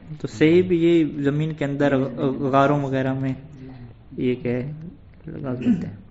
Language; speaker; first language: Urdu; non-native, local second language; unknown